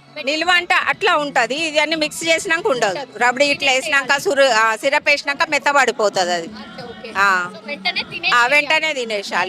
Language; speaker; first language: Telugu; native; Telugu